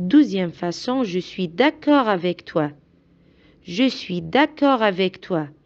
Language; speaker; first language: French; non-native, fluent; Arabic